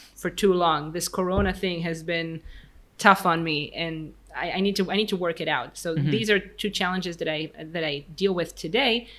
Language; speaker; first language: English; non-native, fluent; Hebrew